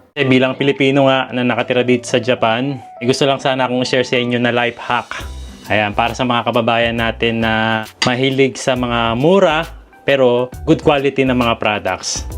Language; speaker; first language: Filipino; native; Filipino